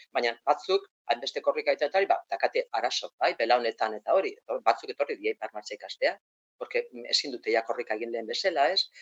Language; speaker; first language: Basque; non-native, local second language; Spanish